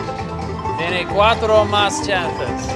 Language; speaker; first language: Spanish; non-native, learner; English